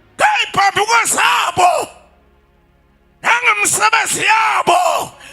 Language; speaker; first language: Zulu; non-native, local second language; Swati